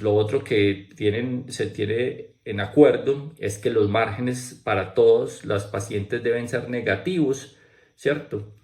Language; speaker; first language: Spanish; native; Spanish